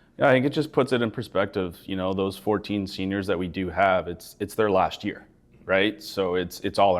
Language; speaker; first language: English; native; English